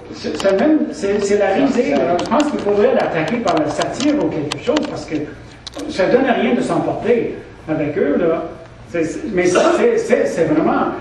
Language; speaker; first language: French; non-native, local second language; English